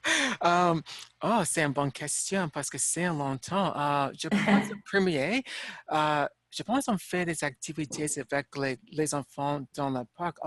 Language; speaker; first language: French; non-native, learner; English